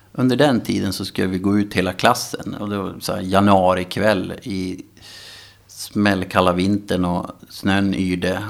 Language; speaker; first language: Swedish; native; Swedish